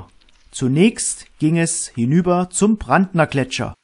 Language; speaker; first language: German; native; German